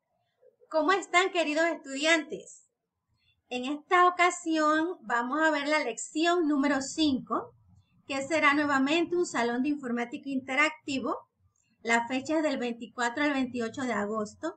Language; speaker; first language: Spanish; native; Spanish